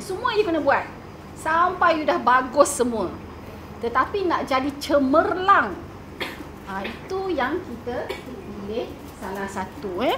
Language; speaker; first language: Malay; native; Malay